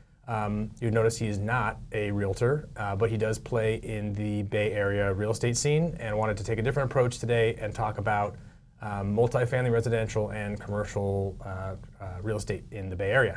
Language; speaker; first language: English; native; English